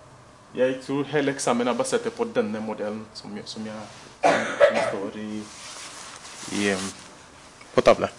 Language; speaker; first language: Norwegian; non-native, fluent; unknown